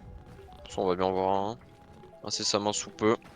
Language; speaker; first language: French; native; French